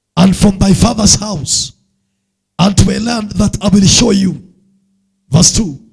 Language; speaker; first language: English; non-native, local second language; Swahili